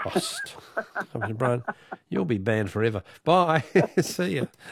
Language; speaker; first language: English; native; English